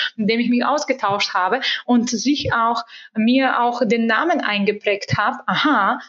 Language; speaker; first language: German; non-native, fluent; Bulgarian